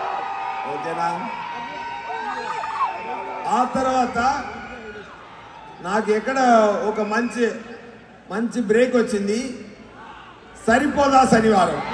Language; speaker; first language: Telugu; non-native, learner; Tamil